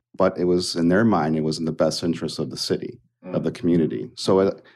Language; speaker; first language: English; native; English